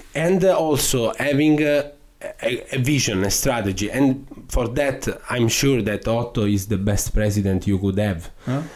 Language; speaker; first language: English; non-native, fluent; Italian